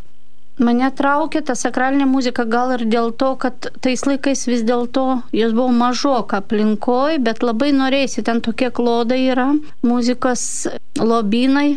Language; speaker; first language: Lithuanian; non-native, fluent; Russian